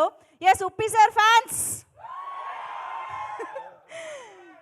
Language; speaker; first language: Telugu; native; Telugu